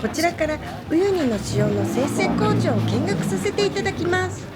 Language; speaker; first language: Japanese; native; Japanese